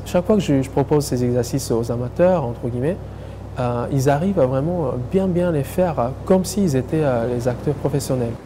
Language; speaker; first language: French; non-native, fluent; English